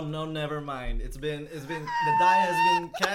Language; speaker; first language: English; non-native, local second language; Filipino